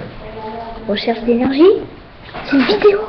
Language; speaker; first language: French; native; French